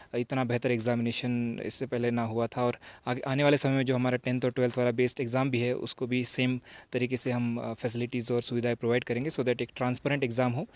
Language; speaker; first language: Hindi; non-native, local second language; Marathi